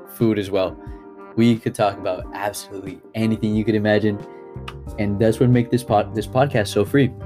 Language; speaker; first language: English; early bilingual, other home language; Spanish